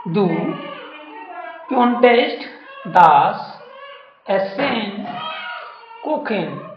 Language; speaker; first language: German; non-native, learner; Hindi